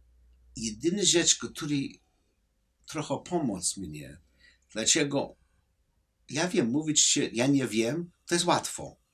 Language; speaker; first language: Polish; non-native, learner; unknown